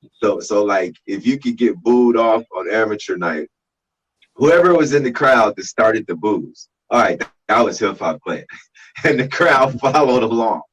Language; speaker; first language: English; native; English